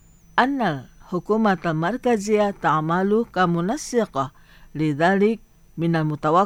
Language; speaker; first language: Arabic; non-native, fluent; Indonesian